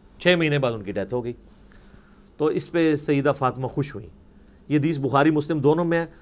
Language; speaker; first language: Urdu; non-native, local second language; Punjabi